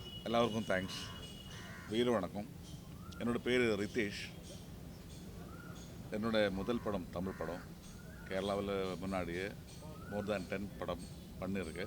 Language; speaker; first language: Tamil; non-native, learner; Malayalam